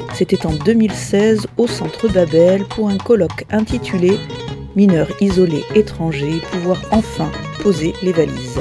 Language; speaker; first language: French; native; French